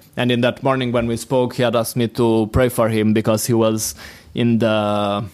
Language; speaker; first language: English; non-native, fluent; Portuguese